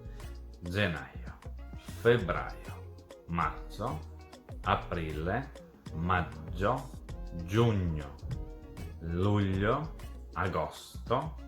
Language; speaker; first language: Italian; non-native, fluent; Serbian